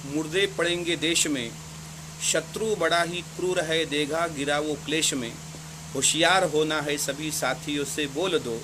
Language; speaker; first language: Hindi; non-native, local second language; Marathi